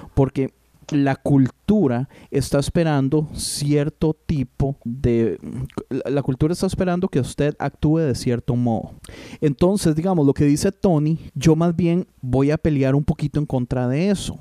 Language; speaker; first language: Spanish; native; Spanish